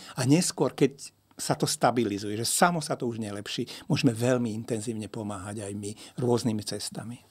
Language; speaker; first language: Slovak; non-native, local second language; Hungarian